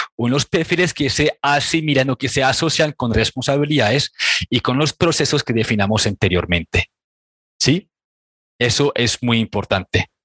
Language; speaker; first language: Spanish; non-native, fluent; French